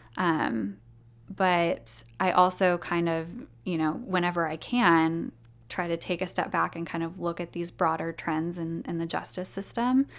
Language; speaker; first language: English; native; English